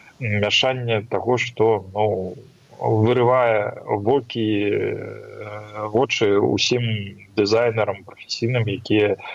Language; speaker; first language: Belarusian; non-native, local second language; Russian